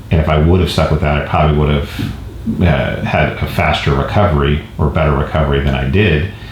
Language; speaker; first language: English; native; English